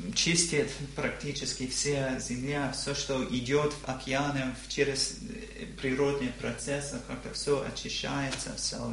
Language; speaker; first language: Russian; non-native, learner; English